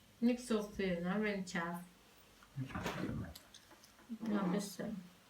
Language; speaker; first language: German; non-native, learner; Thai